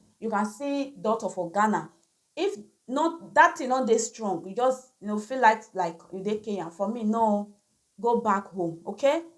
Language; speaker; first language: Nigerian Pidgin; native; Nigerian Pidgin